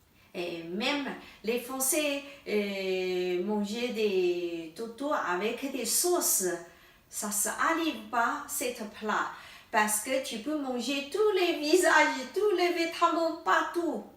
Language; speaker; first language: French; non-native, learner; Thai